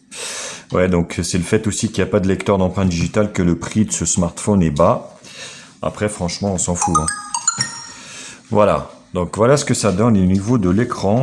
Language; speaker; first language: French; native; French